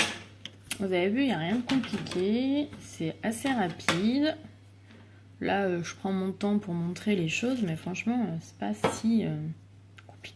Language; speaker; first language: French; native; French